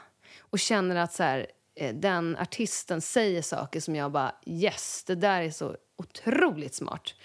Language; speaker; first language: Swedish; native; Swedish